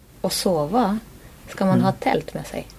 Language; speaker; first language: Swedish; non-native, learner; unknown